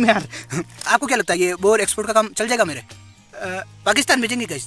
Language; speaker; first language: Hindi; non-native, local second language; Rajasthani